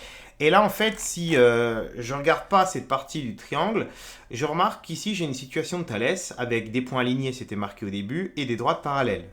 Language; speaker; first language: French; native; French